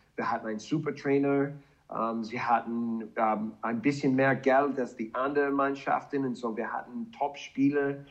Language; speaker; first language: German; non-native, learner; English